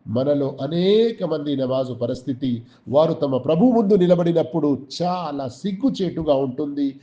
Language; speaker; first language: Telugu; non-native, local second language; Urdu